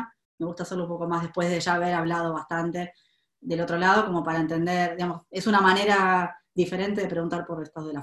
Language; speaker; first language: Spanish; native; Spanish